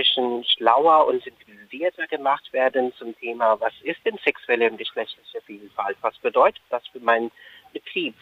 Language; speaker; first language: German; non-native, fluent; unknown